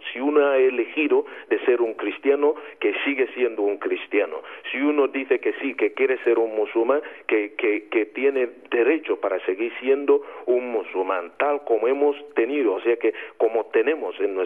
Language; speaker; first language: Spanish; non-native, fluent; Igbo